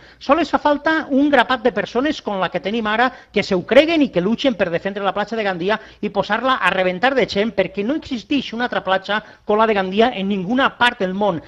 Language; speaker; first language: Catalan; non-native, local second language; Spanish